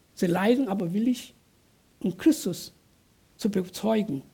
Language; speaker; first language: German; non-native, fluent; Chinese